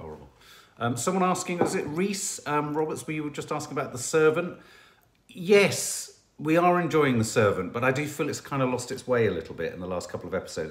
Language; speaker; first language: English; native; English